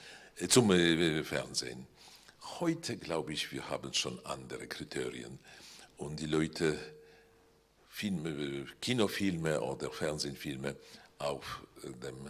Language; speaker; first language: German; non-native, fluent; Polish